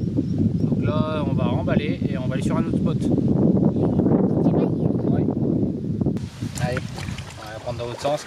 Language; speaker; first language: French; native; French